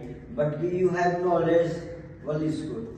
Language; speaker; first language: English; non-native, learner; Hindi